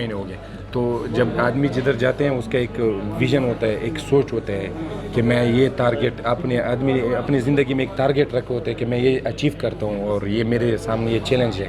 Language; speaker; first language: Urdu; non-native, local second language; Pashto